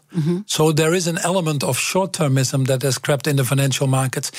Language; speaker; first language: English; non-native, fluent; Dutch